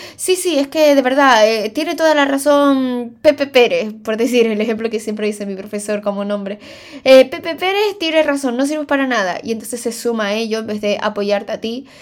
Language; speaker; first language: Spanish; early bilingual, other home language; Chinese